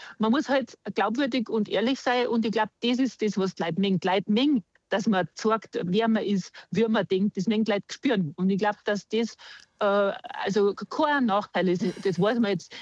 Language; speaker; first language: German; native; German